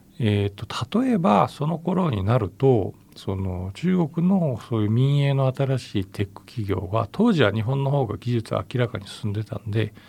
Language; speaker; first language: Japanese; native; Japanese